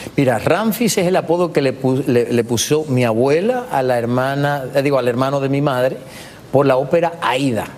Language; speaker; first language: Spanish; early bilingual, heritage; Spanish